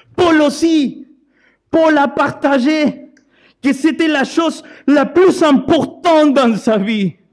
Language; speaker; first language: French; non-native, fluent; Spanish